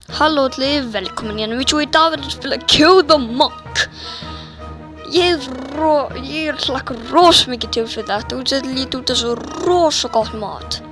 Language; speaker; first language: Icelandic; early bilingual, heritage; Icelandic